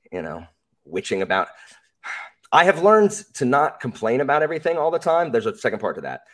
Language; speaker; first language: English; native; English